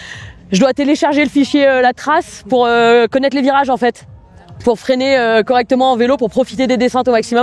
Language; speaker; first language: French; native; French